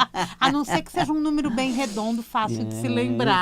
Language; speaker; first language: Portuguese; native; Portuguese